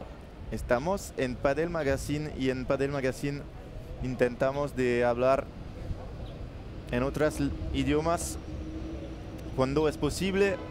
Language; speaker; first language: Spanish; non-native, learner; French